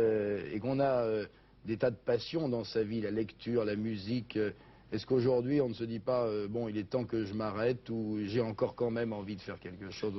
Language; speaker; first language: French; native; French